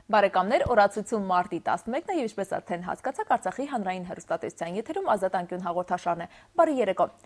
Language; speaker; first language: Armenian; native; Armenian